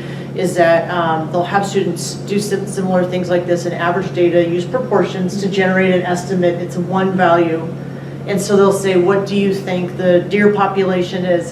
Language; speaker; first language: English; native; English